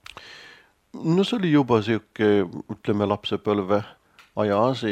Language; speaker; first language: Estonian; non-native, fluent; Swedish